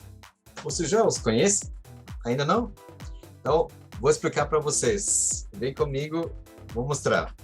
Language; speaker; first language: Portuguese; non-native, fluent; German